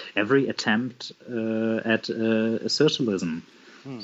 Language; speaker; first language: English; non-native, fluent; German